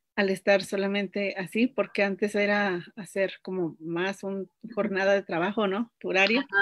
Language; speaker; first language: Spanish; non-native, local second language; Nahuatl languages